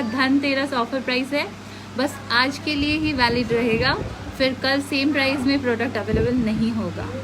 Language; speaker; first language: Hindi; non-native, local second language; Telugu